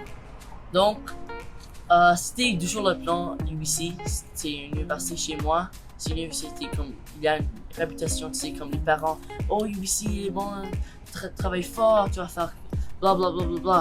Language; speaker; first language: French; non-native, local second language; English